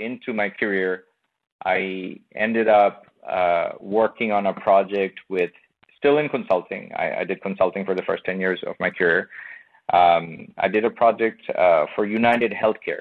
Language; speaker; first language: English; non-native, local second language; Bangla